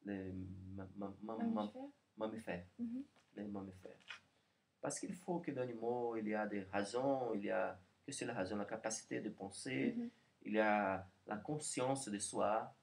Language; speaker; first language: French; non-native, learner; Portuguese